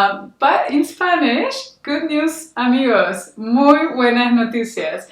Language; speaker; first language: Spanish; native; Spanish